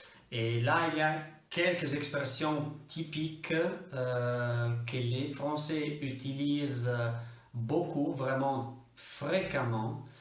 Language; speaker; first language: French; non-native, fluent; Italian